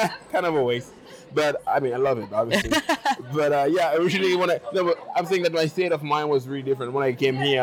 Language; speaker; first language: English; non-native, local second language; French